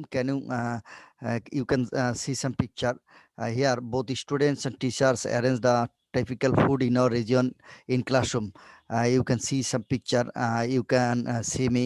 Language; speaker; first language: English; non-native, learner; Bangla